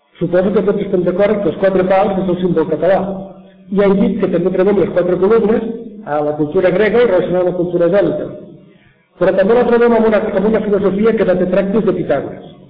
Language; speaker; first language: Catalan; native; Catalan